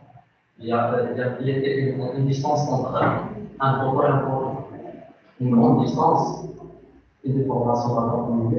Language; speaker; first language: French; non-native, local second language; Arabic